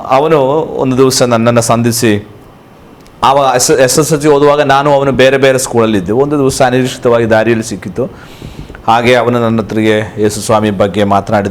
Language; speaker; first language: Kannada; non-native, local second language; Malayalam